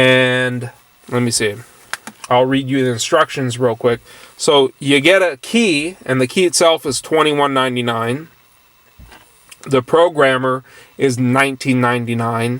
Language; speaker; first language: English; native; English